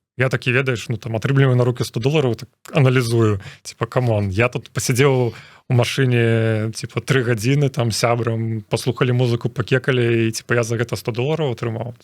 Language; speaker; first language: Belarusian; non-native, local second language; Russian